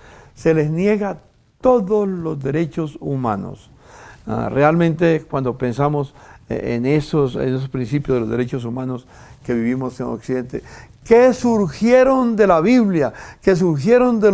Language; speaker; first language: Spanish; native; Spanish